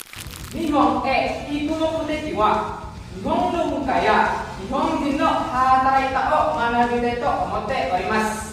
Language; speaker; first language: Japanese; non-native, learner; Indonesian